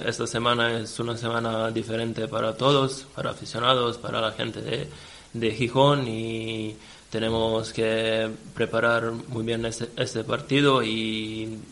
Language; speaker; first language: Spanish; non-native, fluent; Serbian